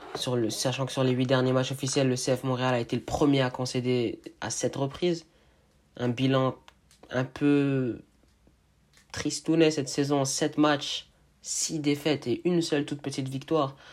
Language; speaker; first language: French; native; French